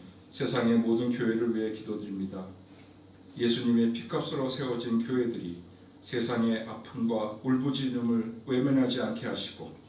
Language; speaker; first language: Korean; native; Korean